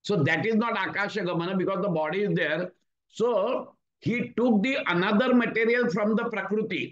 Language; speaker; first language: English; non-native, local second language; Marathi